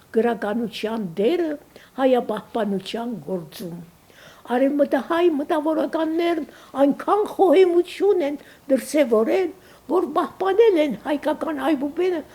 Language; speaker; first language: Armenian; native; Armenian